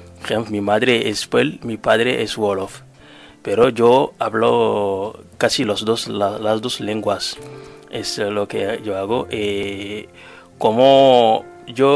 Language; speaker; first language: Spanish; non-native, learner; Wolof